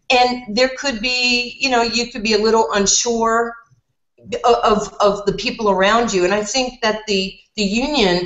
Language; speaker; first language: English; native; English